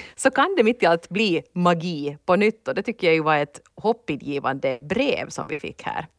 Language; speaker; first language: Swedish; native; Swedish